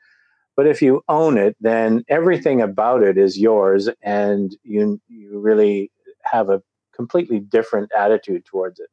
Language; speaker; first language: English; native; English